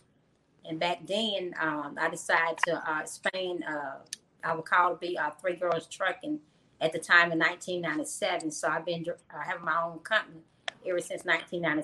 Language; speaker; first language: English; native; English